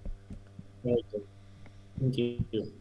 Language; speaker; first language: English; non-native, learner; Spanish